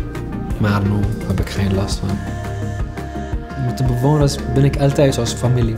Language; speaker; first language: Dutch; non-native, fluent; Arabic